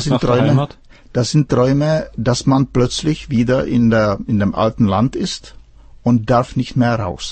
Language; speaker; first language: German; non-native, fluent; Czech